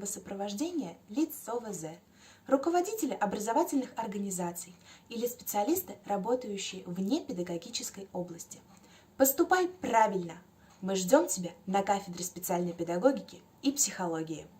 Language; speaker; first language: Russian; native; Russian